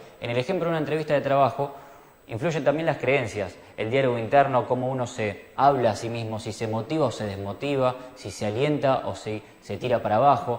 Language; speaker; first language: Spanish; native; Spanish